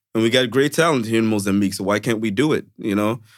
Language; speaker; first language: English; non-native, fluent; Portuguese